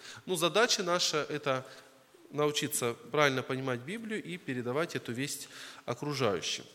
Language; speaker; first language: Russian; native; Russian